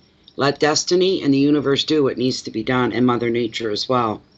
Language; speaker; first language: English; native; English